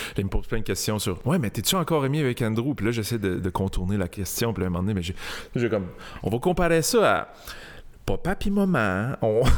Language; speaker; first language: French; native; French